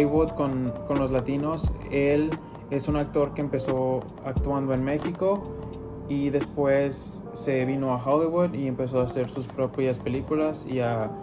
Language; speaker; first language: Spanish; early bilingual, other home language; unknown